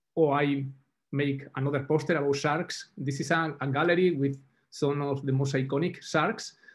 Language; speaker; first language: English; non-native, fluent; Spanish